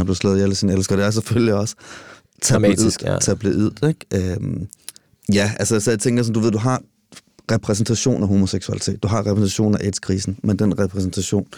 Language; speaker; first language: Danish; native; Danish